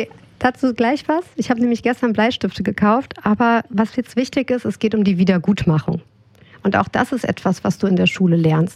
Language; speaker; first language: German; native; German